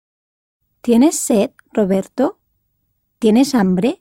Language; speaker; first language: Spanish; non-native, learner; English